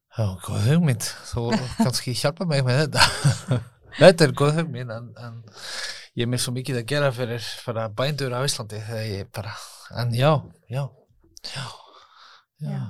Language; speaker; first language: Icelandic; non-native, learner; French